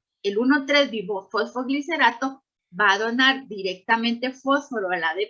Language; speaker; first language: Spanish; native; Spanish